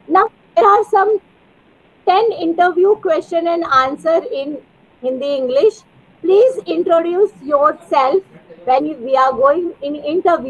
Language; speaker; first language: English; non-native, learner; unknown